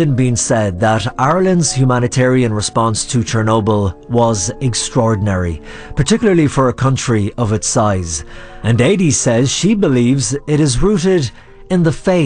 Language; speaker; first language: English; native; English